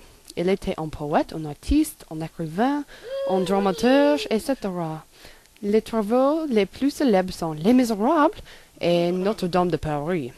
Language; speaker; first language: French; non-native, learner; English